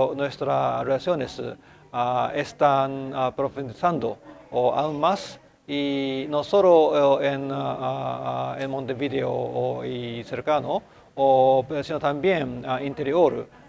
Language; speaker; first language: Spanish; non-native, learner; Japanese